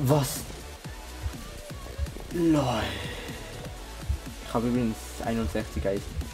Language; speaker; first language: German; native; German